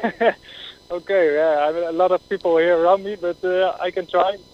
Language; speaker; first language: English; non-native, fluent; Dutch